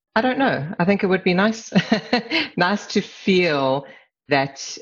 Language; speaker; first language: English; native; English